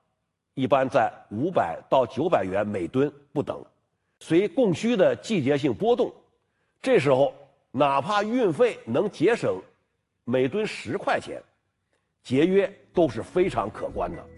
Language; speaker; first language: Chinese; native; Chinese